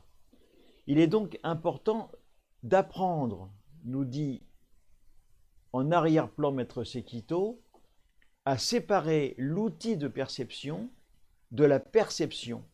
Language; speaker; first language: French; native; French